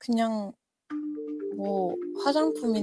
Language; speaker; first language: Korean; non-native, fluent; French